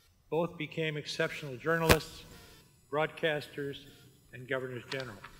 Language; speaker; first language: English; early bilingual, other home language; Dutch